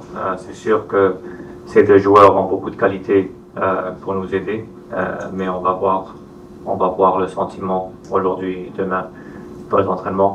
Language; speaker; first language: French; non-native, fluent; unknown